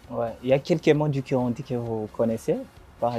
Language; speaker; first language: French; non-native, local second language; Rundi